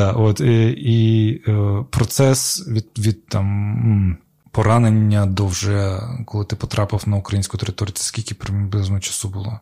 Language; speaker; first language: Ukrainian; non-native, local second language; Crimean Tatar